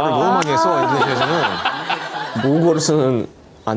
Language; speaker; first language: Korean; native; Korean